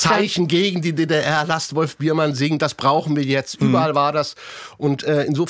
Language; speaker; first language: German; native; German